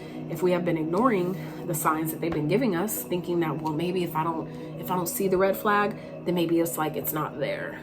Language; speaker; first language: English; native; English